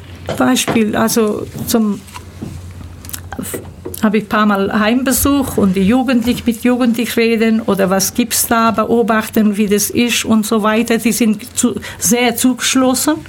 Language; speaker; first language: German; early bilingual, other home language; Turkish